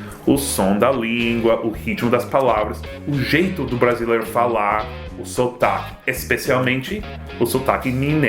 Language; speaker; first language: Portuguese; non-native, fluent; English